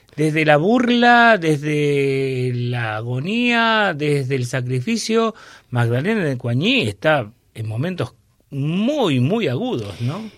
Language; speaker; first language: Spanish; native; Spanish